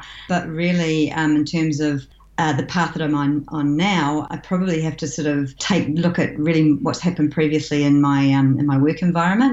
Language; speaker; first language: English; native; English